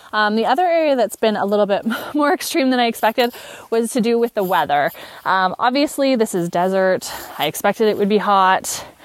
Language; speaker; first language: English; native; English